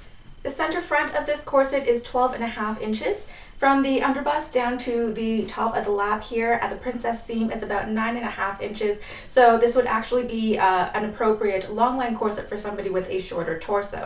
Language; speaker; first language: English; native; English